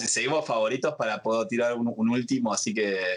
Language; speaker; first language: Spanish; native; Spanish